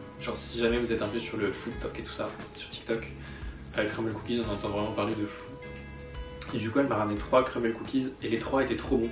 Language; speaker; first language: French; native; French